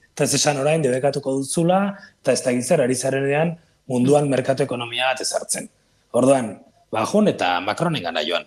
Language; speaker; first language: Basque; native; Basque